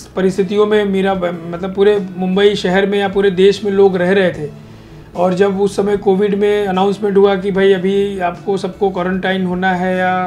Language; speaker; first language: Hindi; native; Hindi